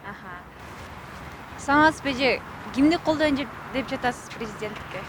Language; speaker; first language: Kyrgyz; native; Kyrgyz